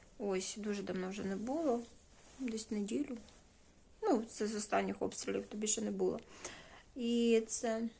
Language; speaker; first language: Ukrainian; non-native, local second language; Russian